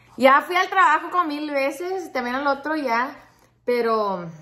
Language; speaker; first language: Spanish; early bilingual, heritage; Spanish